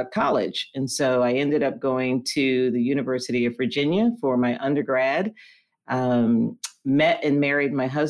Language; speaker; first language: English; native; English